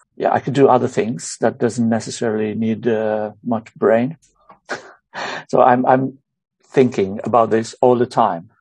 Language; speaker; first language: English; non-native, fluent; Romanian